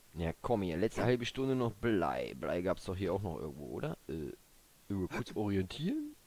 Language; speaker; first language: German; native; German